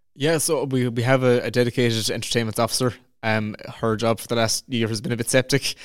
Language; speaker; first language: English; native; English